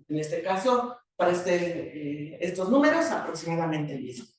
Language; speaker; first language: Spanish; native; Spanish